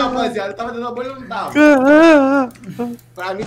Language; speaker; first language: Portuguese; native; Portuguese